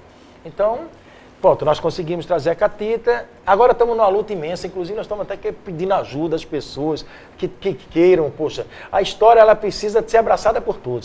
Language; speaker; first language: Portuguese; native; Portuguese